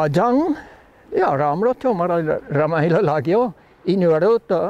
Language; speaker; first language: Nepali; non-native, learner; German